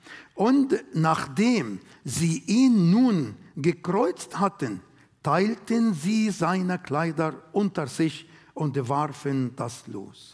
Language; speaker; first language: German; non-native, learner; Arabic